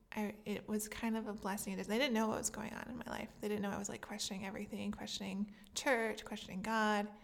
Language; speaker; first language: English; native; English